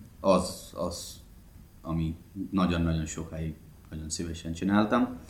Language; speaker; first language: Hungarian; non-native, fluent; Hindi